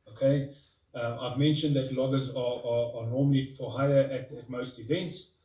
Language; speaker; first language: English; non-native, local second language; Afrikaans